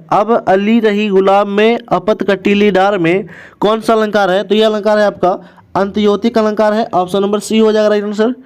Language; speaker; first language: Hindi; native; Hindi